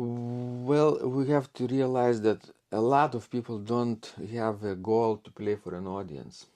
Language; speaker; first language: English; non-native, fluent; Lithuanian